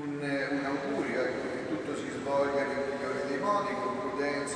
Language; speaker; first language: Italian; native; Italian